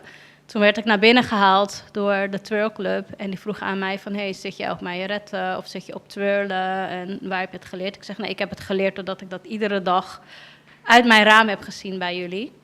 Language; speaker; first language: Dutch; native; Dutch